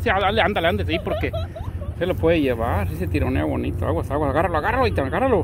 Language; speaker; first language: Spanish; native; Spanish